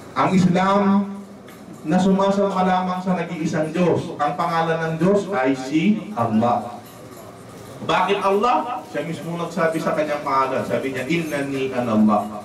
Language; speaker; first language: Filipino; non-native, local second language; Waray